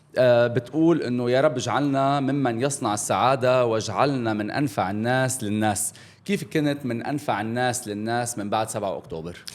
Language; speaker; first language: Arabic; native; Arabic